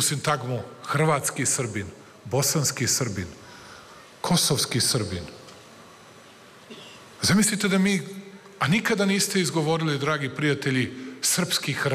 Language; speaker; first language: Serbian; native; Serbian